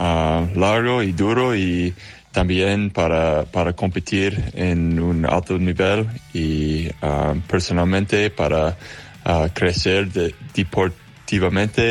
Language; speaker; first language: Spanish; non-native, fluent; English